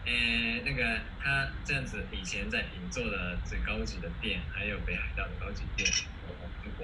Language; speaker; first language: Chinese; non-native, fluent; Japanese